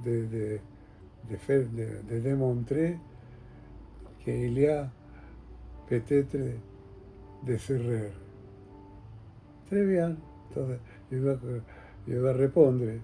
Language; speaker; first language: French; non-native, fluent; Spanish